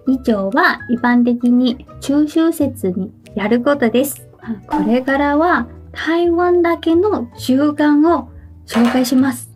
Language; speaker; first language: Japanese; non-native, fluent; Chinese